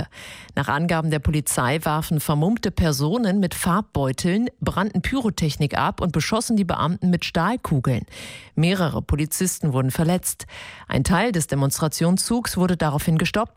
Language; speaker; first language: German; native; German